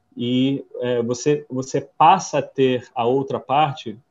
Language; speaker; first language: Portuguese; non-native, fluent; English